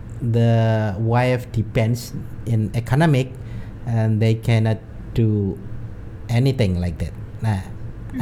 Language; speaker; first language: English; non-native, learner; Indonesian